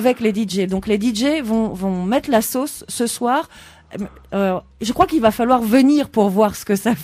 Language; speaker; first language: French; native; French